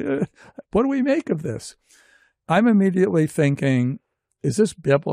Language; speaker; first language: English; native; English